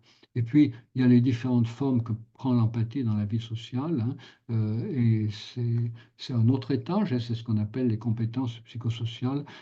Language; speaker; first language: French; native; French